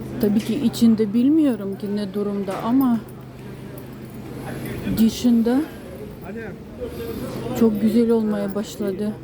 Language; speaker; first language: Turkish; non-native, fluent; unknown